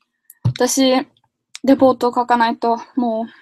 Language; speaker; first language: Japanese; non-native, fluent; English